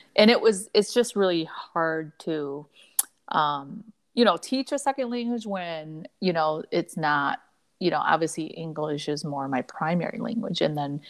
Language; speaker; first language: English; early bilingual, other home language; Cantonese